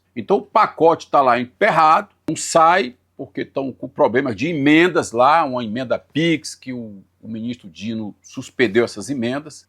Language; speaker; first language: Portuguese; native; Portuguese